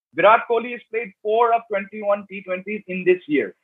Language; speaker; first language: English; native; English